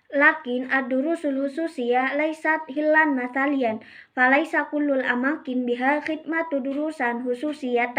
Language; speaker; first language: Arabic; non-native, learner; Indonesian